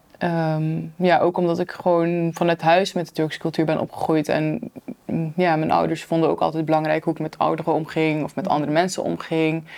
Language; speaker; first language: Dutch; early bilingual, other home language; Turkish